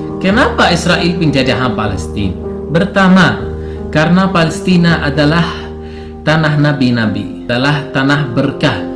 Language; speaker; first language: Indonesian; non-native, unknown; Arabic